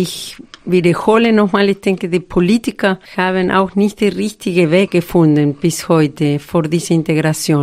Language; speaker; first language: German; non-native, fluent; Spanish